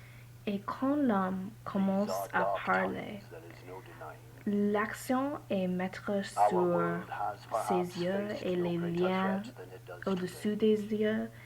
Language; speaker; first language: French; non-native, learner; English